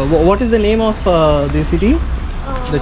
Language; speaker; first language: English; non-native, local second language; Hindi